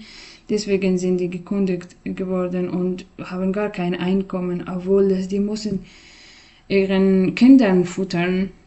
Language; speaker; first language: German; non-native, fluent; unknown